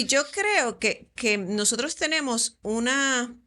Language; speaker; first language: Spanish; native; Spanish